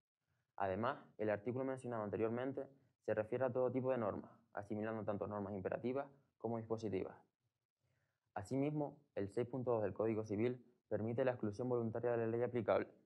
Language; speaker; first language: Spanish; native; Spanish